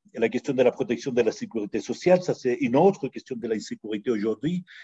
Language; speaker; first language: French; non-native, fluent; Spanish